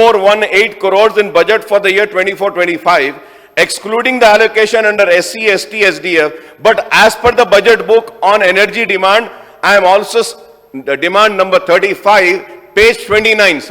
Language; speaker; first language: English; non-native, local second language; Urdu